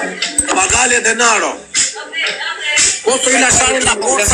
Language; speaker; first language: Italian; non-native, learner; Albanian